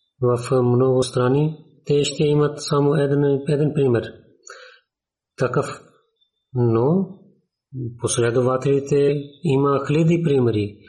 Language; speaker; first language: Bulgarian; non-native, learner; Urdu